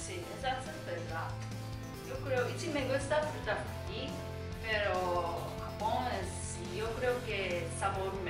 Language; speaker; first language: Spanish; non-native, learner; Japanese